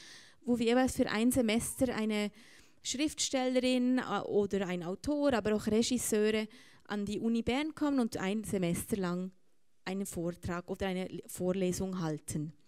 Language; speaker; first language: German; native; German